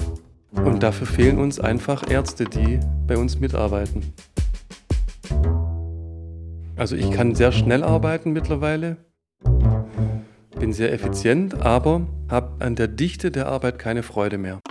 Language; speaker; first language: German; native; German